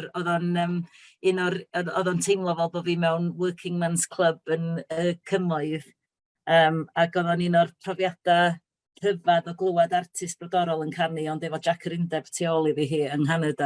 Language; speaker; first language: Welsh; native; Welsh